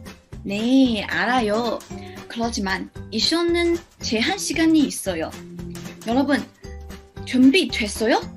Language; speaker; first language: Korean; non-native, learner; English